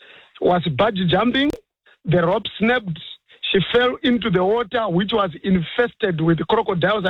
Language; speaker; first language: English; non-native, local second language; Shona